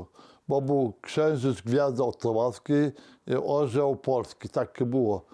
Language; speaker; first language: Polish; early bilingual, heritage; Polish